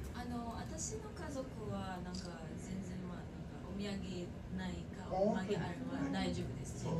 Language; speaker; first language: Japanese; non-native, fluent; Filipino